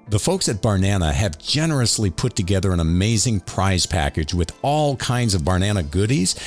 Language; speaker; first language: English; native; English